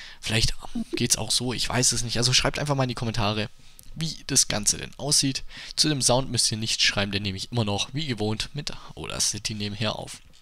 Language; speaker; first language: German; native; German